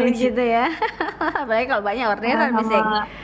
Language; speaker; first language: Indonesian; native; Indonesian